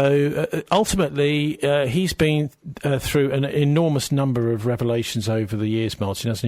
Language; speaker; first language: English; native; English